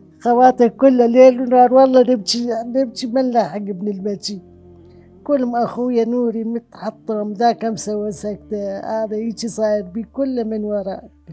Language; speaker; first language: Arabic; non-native, local second language; Southern Kurdish